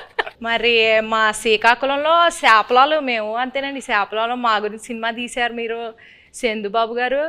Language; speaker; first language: Telugu; native; Telugu